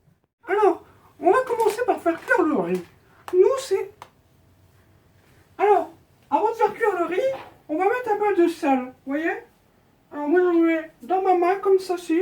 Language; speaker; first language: French; native; French